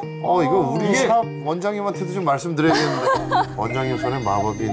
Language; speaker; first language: Korean; native; Korean